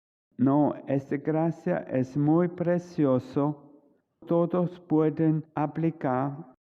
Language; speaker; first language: Spanish; non-native, fluent; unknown